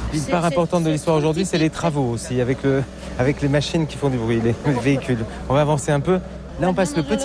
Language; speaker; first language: French; native; French